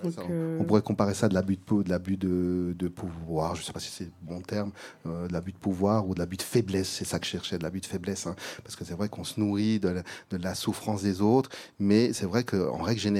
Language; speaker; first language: French; native; French